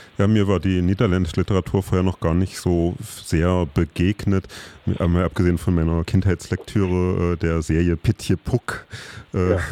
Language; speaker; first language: German; native; German